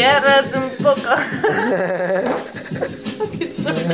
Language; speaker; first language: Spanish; non-native, learner; English